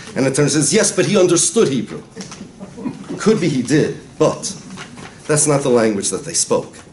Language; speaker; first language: English; native; English